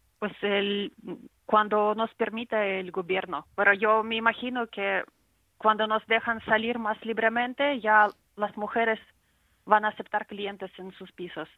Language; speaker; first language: Spanish; non-native, fluent; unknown